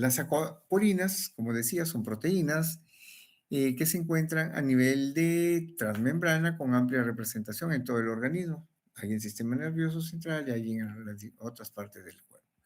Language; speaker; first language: Spanish; native; Spanish